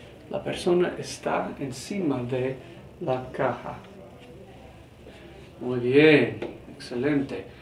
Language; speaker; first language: Spanish; non-native, fluent; English